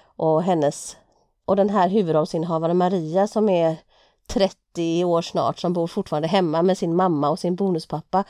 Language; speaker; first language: Swedish; native; Swedish